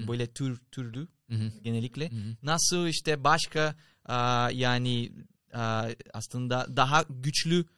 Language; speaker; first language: Turkish; non-native, fluent; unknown